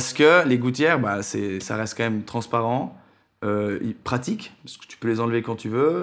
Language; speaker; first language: French; native; French